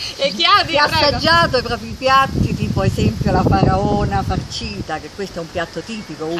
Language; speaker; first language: Italian; native; Italian